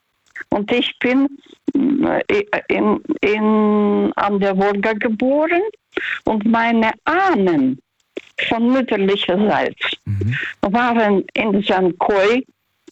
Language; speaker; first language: German; non-native, fluent; Russian